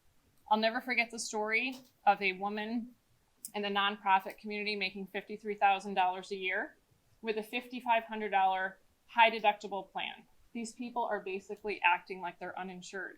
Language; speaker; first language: English; native; English